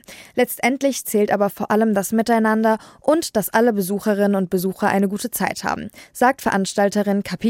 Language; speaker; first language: German; native; German